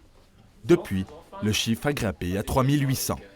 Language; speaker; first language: French; native; French